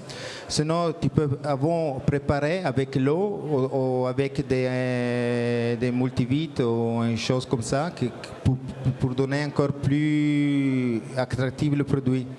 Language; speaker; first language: French; non-native, learner; Italian